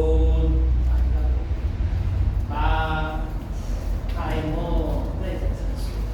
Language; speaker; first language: Vietnamese; non-native, learner; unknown